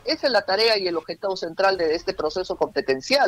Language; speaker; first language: Spanish; native; Spanish